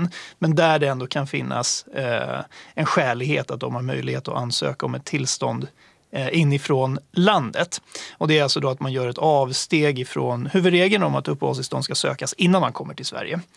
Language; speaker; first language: Swedish; native; Swedish